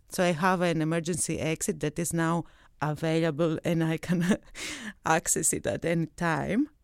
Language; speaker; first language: English; non-native, fluent; Greek